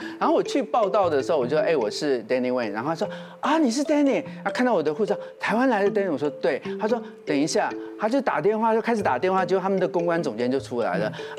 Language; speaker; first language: Chinese; native; Chinese